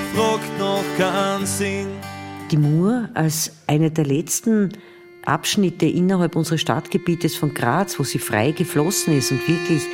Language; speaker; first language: German; native; German